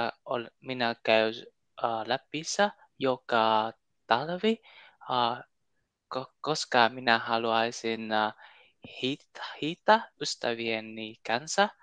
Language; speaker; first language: Finnish; non-native, learner; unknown